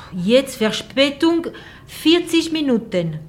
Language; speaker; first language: German; non-native, learner; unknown